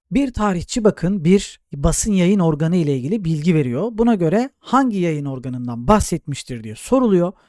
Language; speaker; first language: Turkish; native; Turkish